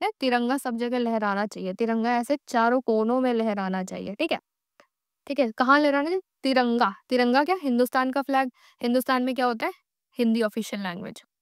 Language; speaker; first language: Hindi; native; Hindi